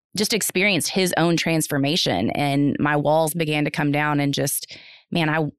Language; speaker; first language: English; native; English